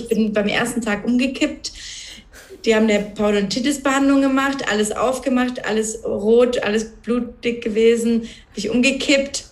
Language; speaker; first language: German; early bilingual, other home language; Serbian